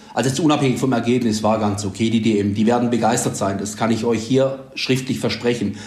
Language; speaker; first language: German; native; German